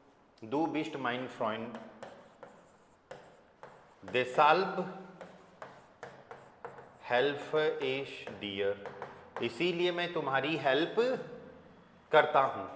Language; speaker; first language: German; non-native, fluent; Hindi